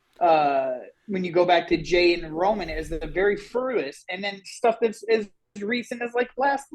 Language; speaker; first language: English; native; English